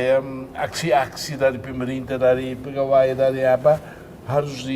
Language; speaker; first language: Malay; non-native, fluent; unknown